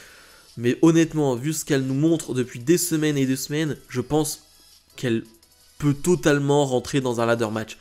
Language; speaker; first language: French; native; French